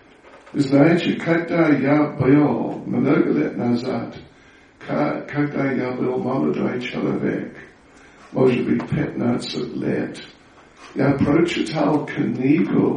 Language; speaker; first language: Russian; non-native, learner; English